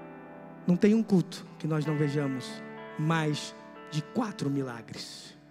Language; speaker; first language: Portuguese; native; Portuguese